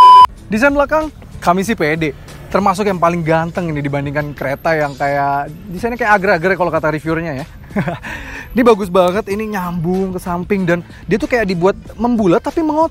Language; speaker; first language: Indonesian; native; Indonesian